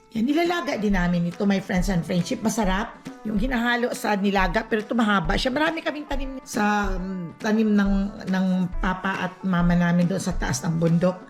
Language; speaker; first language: Filipino; non-native, local second language; Cebuano